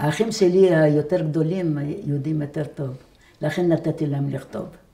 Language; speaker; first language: Hebrew; non-native, fluent; Arabic